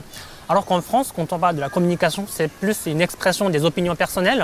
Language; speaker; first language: French; non-native, fluent; Japanese